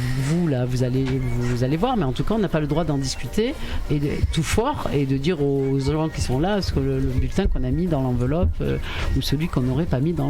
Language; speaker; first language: French; native; French